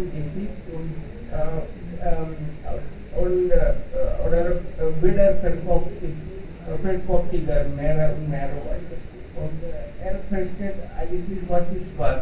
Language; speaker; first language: German; non-native, learner; Hindi